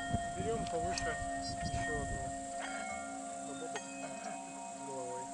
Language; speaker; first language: Russian; native; Russian